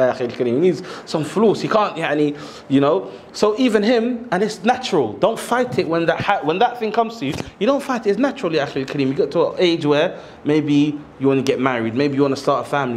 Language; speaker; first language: English; native; English